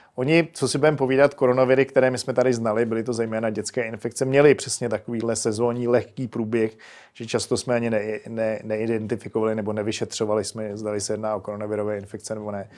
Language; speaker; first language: Czech; native; Czech